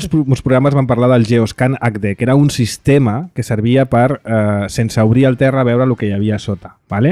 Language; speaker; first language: Catalan; native; Catalan